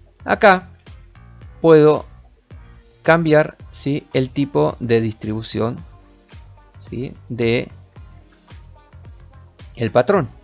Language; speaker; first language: Spanish; native; Spanish